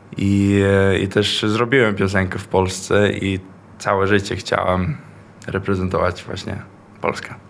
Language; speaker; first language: Polish; early bilingual, heritage; Polish